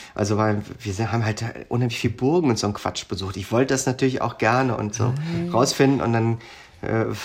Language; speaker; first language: German; native; German